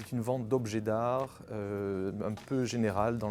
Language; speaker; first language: French; native; French